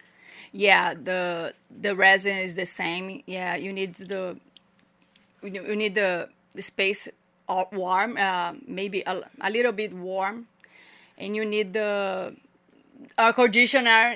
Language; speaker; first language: English; non-native, learner; Portuguese